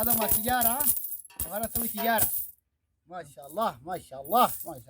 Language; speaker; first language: Arabic; non-native, learner; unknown